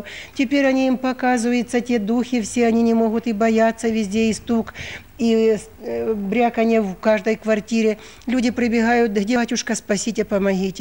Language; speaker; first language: Russian; native; Russian